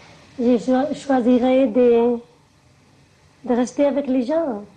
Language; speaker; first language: French; non-native, fluent; Spanish